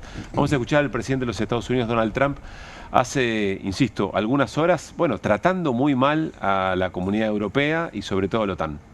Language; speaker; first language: Spanish; native; Spanish